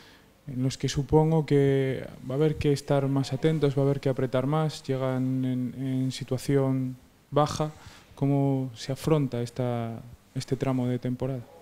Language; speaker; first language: Spanish; native; Spanish